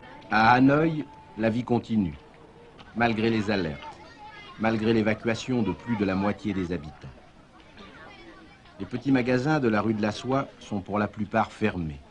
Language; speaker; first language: French; native; French